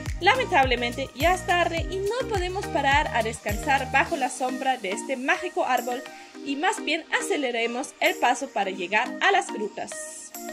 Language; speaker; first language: Spanish; native; Spanish